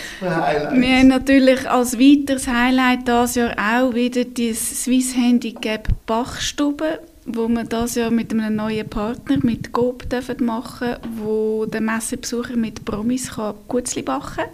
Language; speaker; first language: German; native; German